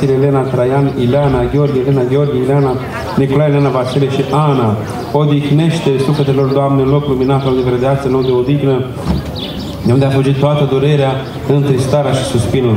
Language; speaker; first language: Romanian; native; Romanian